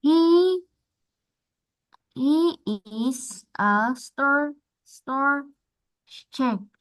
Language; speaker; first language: English; non-native, learner; Vietnamese